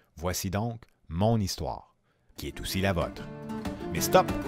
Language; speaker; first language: French; native; French